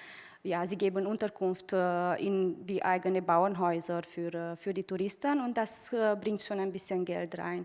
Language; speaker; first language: German; non-native, fluent; Romanian